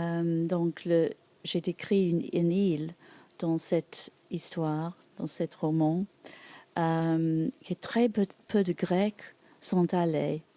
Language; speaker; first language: French; non-native, learner; English